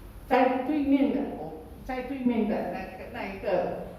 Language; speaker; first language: Chinese; early bilingual, heritage; Chinese